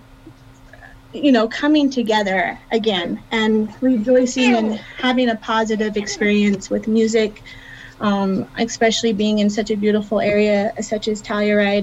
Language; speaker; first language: English; native; English